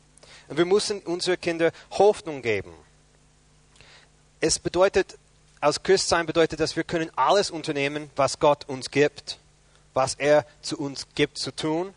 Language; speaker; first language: German; non-native, fluent; English